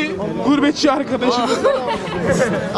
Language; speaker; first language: Turkish; native; Turkish